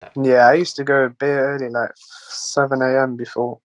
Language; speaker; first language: English; native; English